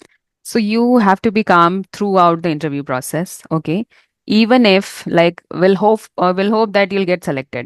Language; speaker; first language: English; non-native, fluent; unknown